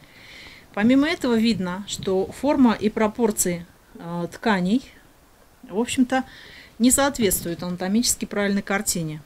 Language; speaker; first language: Russian; native; Russian